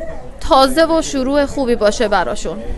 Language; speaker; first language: Persian; native; Persian